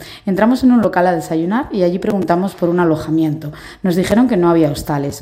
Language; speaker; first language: Spanish; native; Spanish